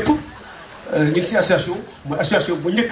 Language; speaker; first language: French; non-native, local second language; Wolof